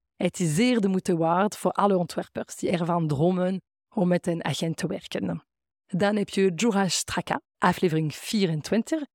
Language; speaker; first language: Dutch; non-native, fluent; French